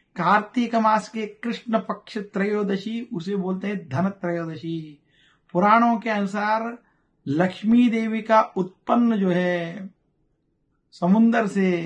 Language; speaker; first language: Hindi; non-native, local second language; Telugu